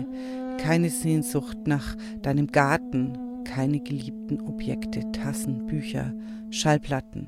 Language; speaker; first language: German; native; German